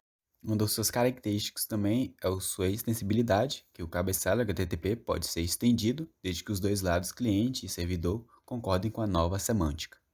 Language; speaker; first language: Portuguese; native; Portuguese